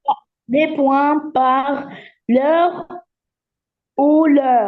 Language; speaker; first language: French; non-native, learner; Arabic